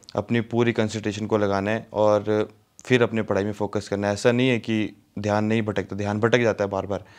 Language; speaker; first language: Hindi; native; Hindi